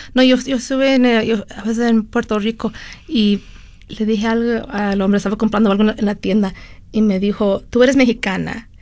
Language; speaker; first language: Spanish; early bilingual, heritage; Spanish